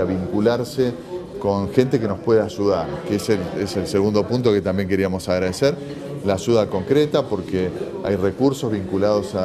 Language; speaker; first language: Spanish; native; Spanish